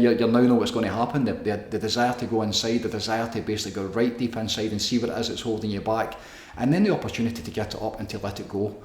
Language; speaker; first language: English; native; English